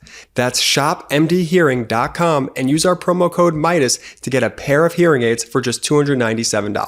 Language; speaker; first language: English; native; English